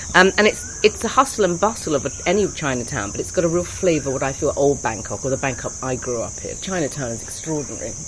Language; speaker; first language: English; non-native, fluent; Thai